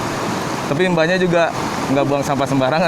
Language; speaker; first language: Indonesian; native; Indonesian